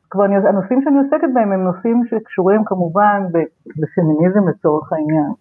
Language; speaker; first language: Hebrew; native; Hebrew